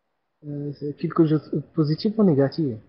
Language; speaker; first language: French; non-native, learner; Arabic